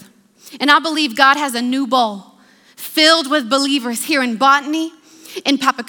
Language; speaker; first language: English; native; English